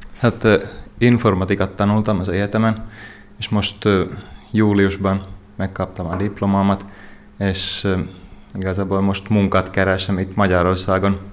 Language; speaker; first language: Hungarian; non-native, fluent; Finnish